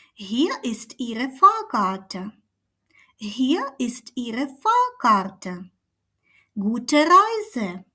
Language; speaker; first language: German; non-native, fluent; Ukrainian